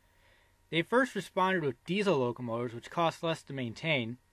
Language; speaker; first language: English; native; English